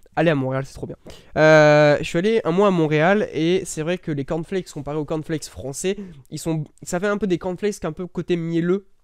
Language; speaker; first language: French; native; French